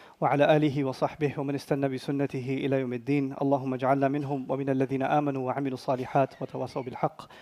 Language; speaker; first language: Arabic; non-native, fluent; Urdu